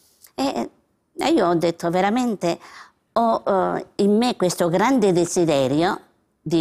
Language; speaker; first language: Italian; native; Italian